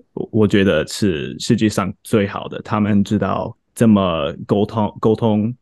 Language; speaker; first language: Chinese; non-native, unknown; English